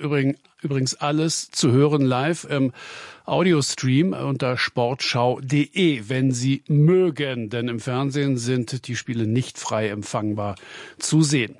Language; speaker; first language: German; native; German